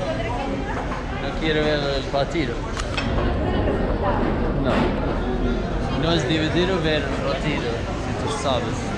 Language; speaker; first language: Spanish; non-native, learner; Swedish